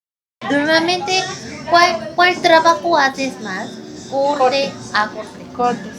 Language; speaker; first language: Spanish; non-native, fluent; Korean